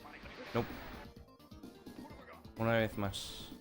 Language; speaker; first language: Spanish; non-native, fluent; English